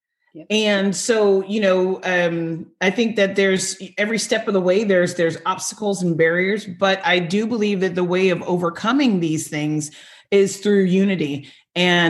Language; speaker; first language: English; native; English